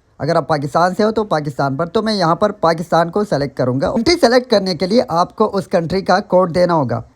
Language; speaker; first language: Urdu; non-native, local second language; Pashto